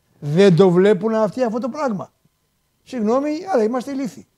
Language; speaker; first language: Greek; native; Greek